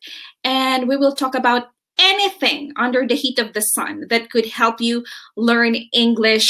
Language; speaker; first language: English; non-native, local second language; Filipino